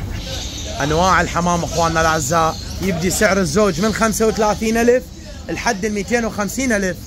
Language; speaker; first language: Arabic; native; Arabic